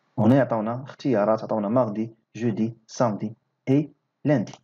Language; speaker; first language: French; non-native, local second language; Arabic